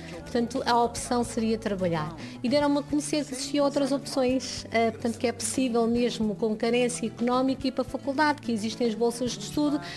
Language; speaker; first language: Portuguese; early bilingual, other home language; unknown